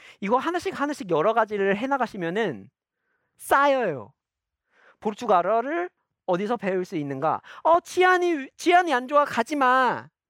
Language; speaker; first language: Korean; non-native, fluent; English